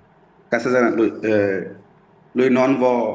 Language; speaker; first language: Italian; non-native, learner; Bangla